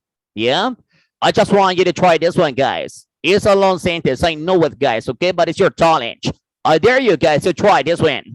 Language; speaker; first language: English; non-native, fluent; Spanish